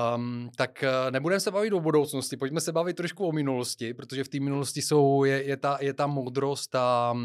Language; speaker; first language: Czech; non-native, fluent; Bulgarian